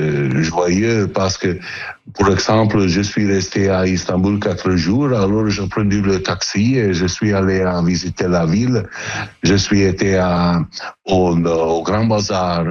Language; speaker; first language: French; non-native, fluent; Italian